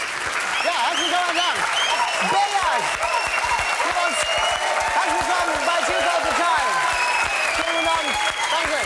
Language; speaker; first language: German; native; German